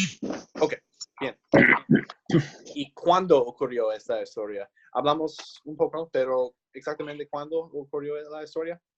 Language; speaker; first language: Spanish; non-native, fluent; English